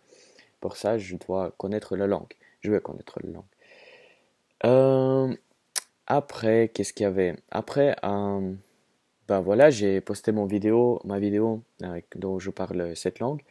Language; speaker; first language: French; non-native, fluent; Russian